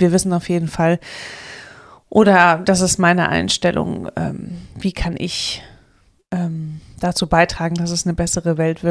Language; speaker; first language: German; native; German